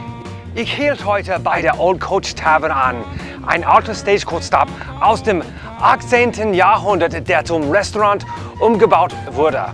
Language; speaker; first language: German; non-native, learner; English